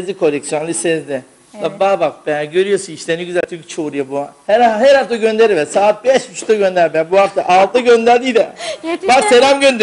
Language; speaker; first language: Turkish; native; Turkish